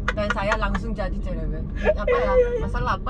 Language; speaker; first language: Indonesian; non-native, learner; Korean